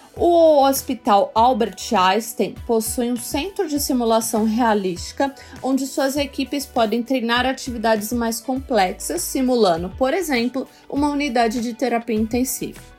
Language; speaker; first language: Portuguese; native; Portuguese